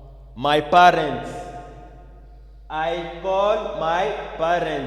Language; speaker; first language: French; non-native, learner; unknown